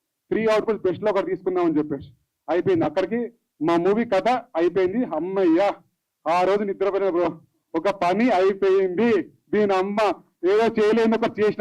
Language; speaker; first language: Telugu; native; Telugu